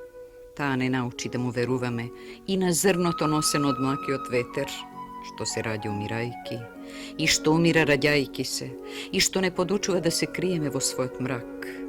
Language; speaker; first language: Macedonian; native; Macedonian